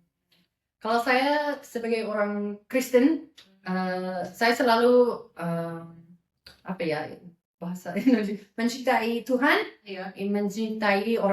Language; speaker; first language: Indonesian; non-native, fluent; English